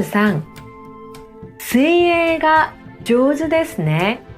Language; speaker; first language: Japanese; non-native, fluent; Korean